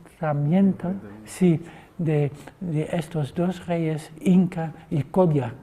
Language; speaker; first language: Spanish; non-native, fluent; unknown